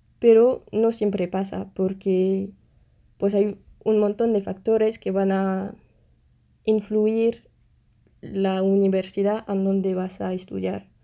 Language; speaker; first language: Spanish; non-native, fluent; French